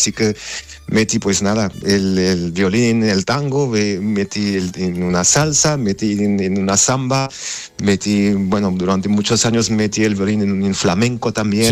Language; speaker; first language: Spanish; non-native, fluent; Armenian